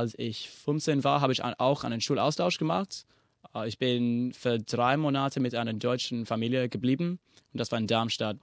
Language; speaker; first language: German; non-native, fluent; English